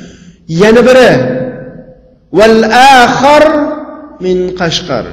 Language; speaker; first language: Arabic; non-native, fluent; Uyghur